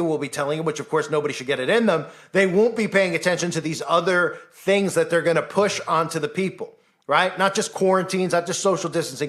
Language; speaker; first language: English; native; English